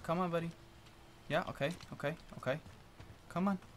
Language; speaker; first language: English; native; English